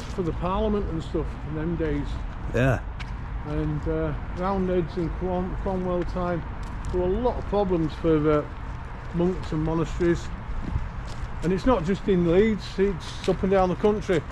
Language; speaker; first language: English; native; English